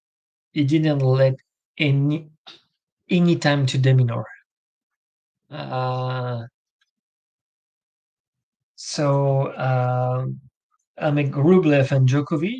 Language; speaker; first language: English; non-native, learner; French